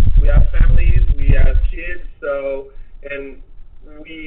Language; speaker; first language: English; non-native, learner; French